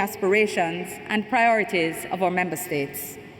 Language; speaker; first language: English; native; English